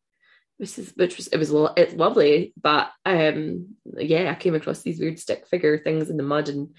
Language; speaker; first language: English; native; English